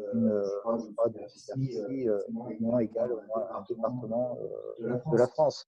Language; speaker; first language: French; native; French